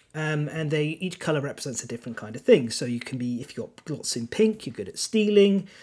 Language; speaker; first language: English; non-native, local second language; Welsh